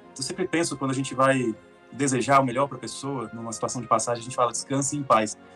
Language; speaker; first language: Portuguese; native; Portuguese